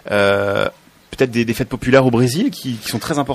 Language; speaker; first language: French; native; French